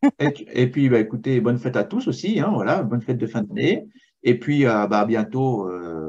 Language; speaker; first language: French; native; French